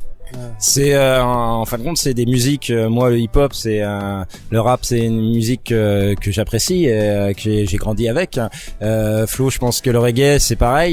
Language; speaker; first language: French; native; French